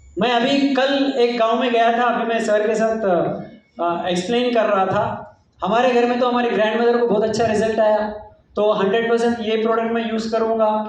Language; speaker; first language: Hindi; native; Hindi